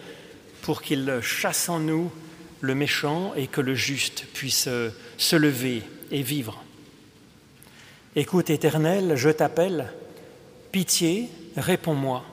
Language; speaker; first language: French; native; French